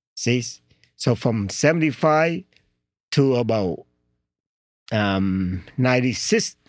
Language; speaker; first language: English; non-native, learner; Vietnamese